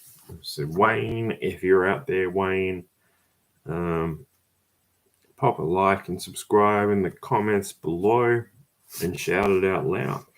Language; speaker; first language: English; native; English